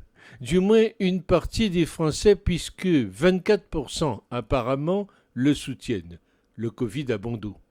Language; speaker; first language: French; native; French